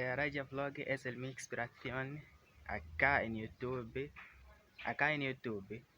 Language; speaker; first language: Spanish; non-native, learner; Portuguese